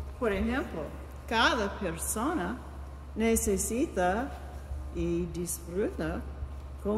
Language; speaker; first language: Spanish; non-native, fluent; English